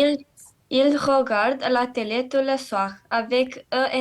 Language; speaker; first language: French; non-native, learner; Romanian